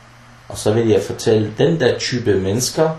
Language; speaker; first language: Danish; early bilingual, other home language; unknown